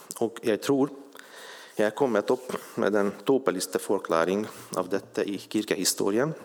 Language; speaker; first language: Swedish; non-native, fluent; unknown